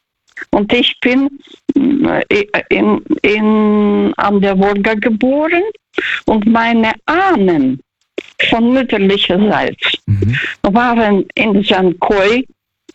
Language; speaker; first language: German; non-native, fluent; Russian